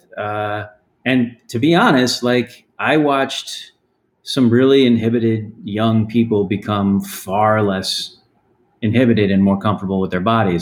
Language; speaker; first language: English; native; English